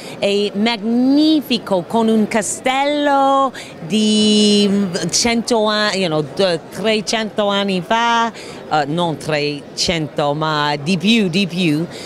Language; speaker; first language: Italian; non-native, learner; English